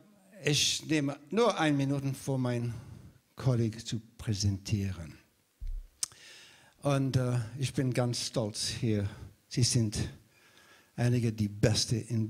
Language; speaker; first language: German; non-native, learner; English